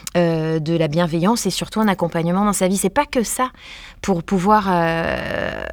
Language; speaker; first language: French; native; French